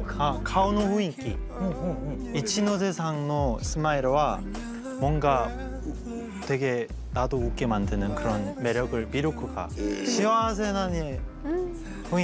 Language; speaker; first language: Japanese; non-native, learner; Korean